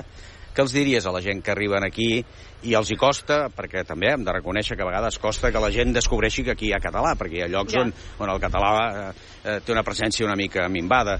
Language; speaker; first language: Catalan; native; Catalan